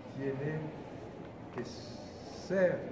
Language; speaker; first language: Spanish; non-native, fluent; Haitian Creole